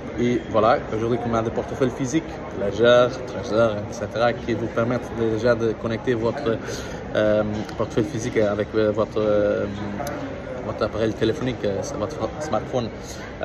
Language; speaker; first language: French; non-native, learner; Portuguese